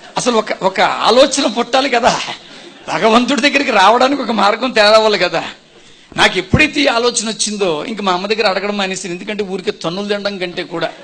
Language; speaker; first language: Telugu; non-native, local second language; Tamil